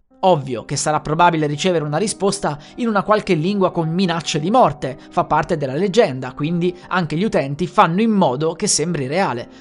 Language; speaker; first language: Italian; native; Italian